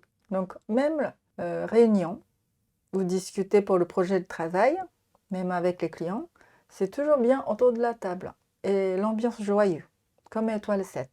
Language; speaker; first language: French; non-native, fluent; Japanese